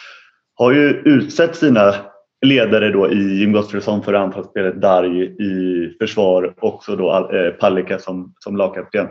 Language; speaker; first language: Swedish; native; Swedish